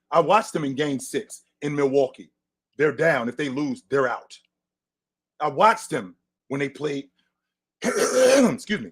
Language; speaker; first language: English; native; English